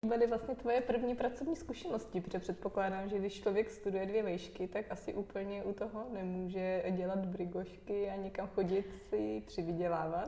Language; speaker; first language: Czech; native; Czech